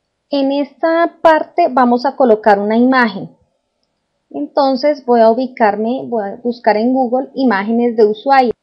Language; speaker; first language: Spanish; native; Spanish